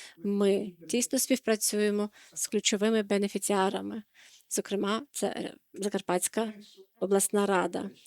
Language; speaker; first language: Ukrainian; non-native, fluent; Dutch